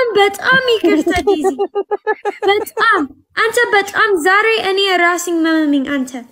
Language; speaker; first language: Amharic; non-native, learner; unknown